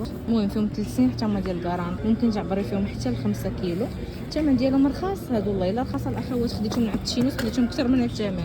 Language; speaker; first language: Arabic; native; Arabic